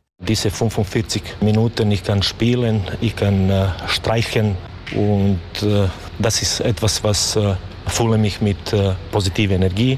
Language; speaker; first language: German; non-native, learner; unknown